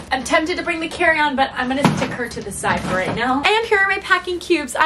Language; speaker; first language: English; native; English